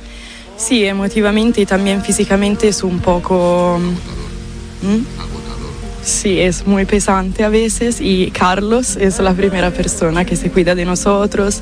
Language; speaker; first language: Spanish; non-native, fluent; Italian